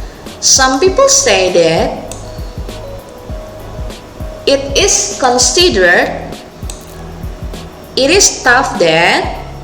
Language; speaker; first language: English; non-native, local second language; Indonesian